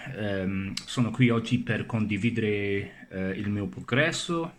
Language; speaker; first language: Italian; non-native, fluent; English